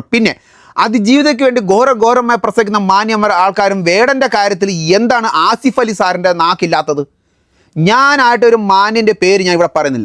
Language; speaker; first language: Malayalam; native; Malayalam